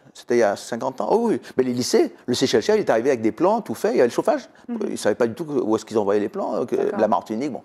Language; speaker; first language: French; native; French